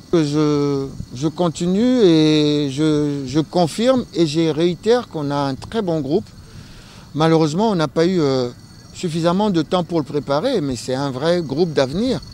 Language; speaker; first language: French; non-native, local second language; Lingala